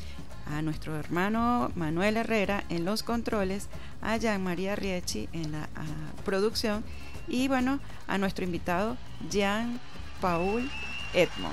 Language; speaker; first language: Spanish; native; Spanish